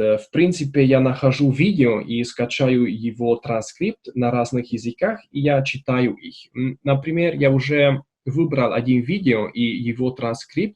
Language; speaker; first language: Russian; non-native, learner; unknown